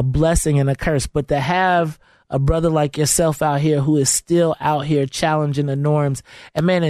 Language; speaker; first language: English; native; English